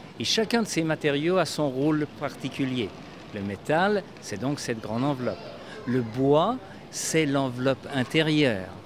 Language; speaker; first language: French; native; French